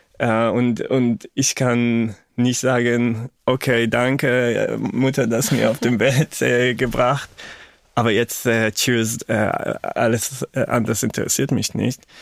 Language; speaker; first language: German; non-native, fluent; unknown